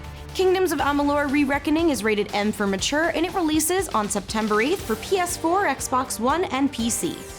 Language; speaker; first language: English; native; English